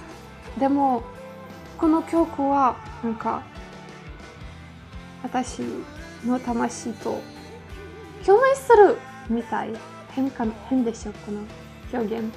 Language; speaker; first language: Japanese; non-native, learner; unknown